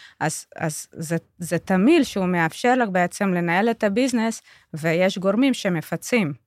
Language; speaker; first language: Hebrew; native; Hebrew